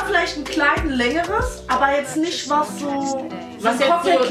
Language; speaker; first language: German; native; German